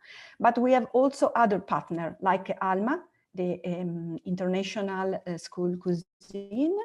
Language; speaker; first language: English; non-native, learner; Italian